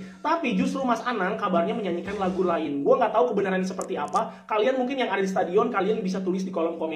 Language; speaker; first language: Indonesian; native; Indonesian